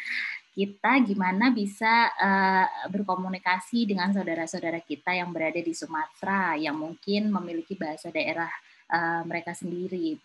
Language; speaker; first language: Indonesian; native; Indonesian